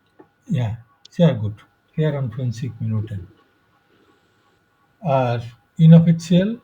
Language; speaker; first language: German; non-native, fluent; Bangla